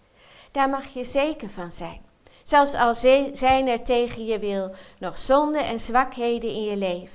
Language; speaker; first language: Dutch; native; Dutch